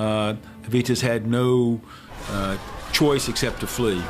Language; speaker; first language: English; native; English